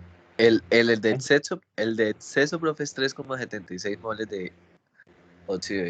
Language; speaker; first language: Spanish; native; Spanish